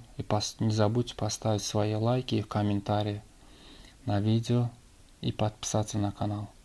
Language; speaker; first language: Russian; non-native, learner; Turkmen